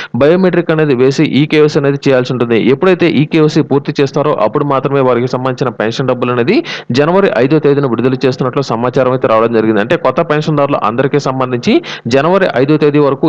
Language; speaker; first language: Telugu; native; Telugu